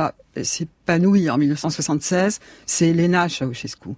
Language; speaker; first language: French; native; French